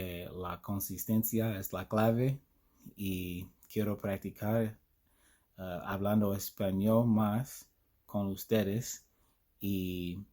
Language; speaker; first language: Spanish; non-native, learner; English